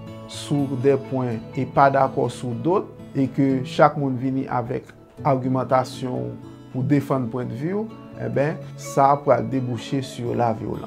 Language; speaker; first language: French; non-native, learner; Haitian Creole